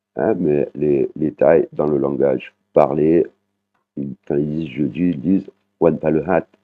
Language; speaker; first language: French; native; French